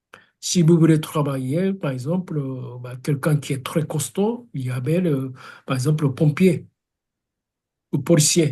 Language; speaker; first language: French; non-native, fluent; Japanese